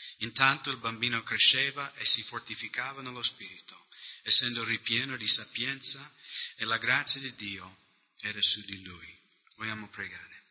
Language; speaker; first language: Italian; non-native, fluent; English